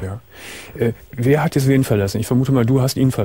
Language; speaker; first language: German; native; German